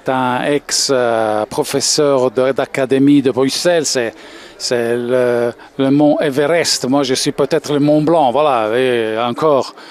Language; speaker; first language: French; non-native, fluent; Italian